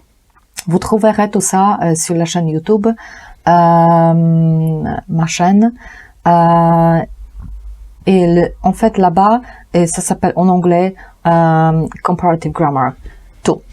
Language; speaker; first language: French; non-native, fluent; Polish